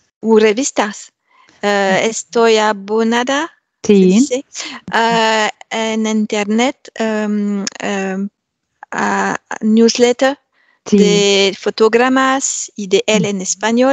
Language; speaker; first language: Spanish; non-native, learner; French